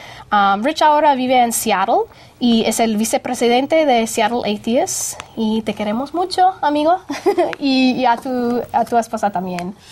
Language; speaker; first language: Spanish; non-native, fluent; English